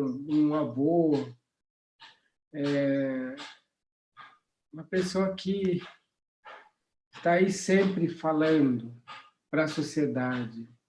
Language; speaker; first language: Portuguese; non-native, local second language; Guarani